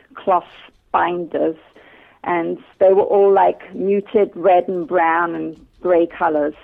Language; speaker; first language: English; native; English